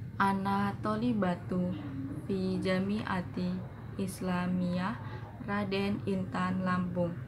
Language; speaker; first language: Arabic; non-native, learner; Indonesian